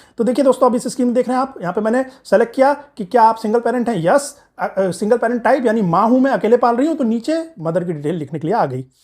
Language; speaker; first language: Hindi; native; Hindi